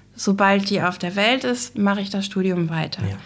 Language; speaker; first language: German; native; German